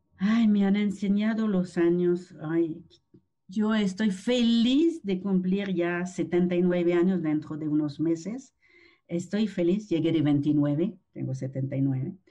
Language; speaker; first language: Spanish; non-native, fluent; French